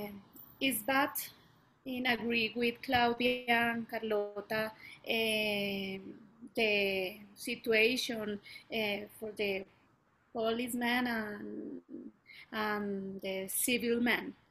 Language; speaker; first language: English; non-native, learner; Spanish